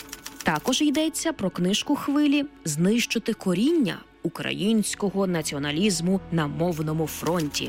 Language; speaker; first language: Ukrainian; native; Ukrainian